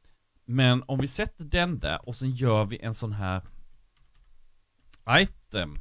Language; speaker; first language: Swedish; native; Swedish